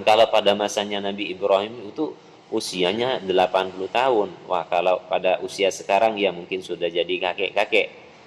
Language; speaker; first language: Indonesian; native; Indonesian